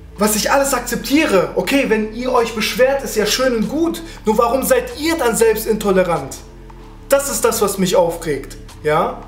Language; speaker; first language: German; early bilingual, other home language; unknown